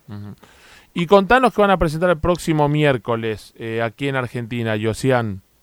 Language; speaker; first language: Spanish; native; Spanish